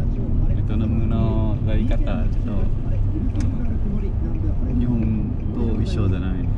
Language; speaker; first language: Japanese; non-native, learner; Vietnamese